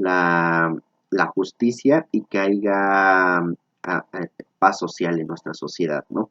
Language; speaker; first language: Spanish; native; Spanish